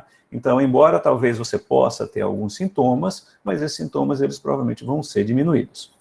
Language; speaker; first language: Portuguese; native; Portuguese